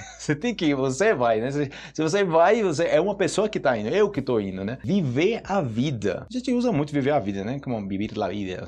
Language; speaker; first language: Portuguese; native; Portuguese